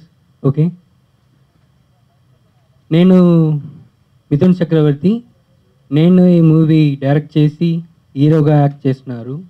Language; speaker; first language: Telugu; early bilingual, heritage; Telugu